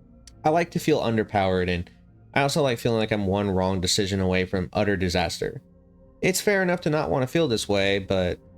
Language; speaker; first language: English; native; English